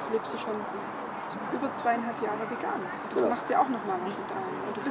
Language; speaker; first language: German; native; German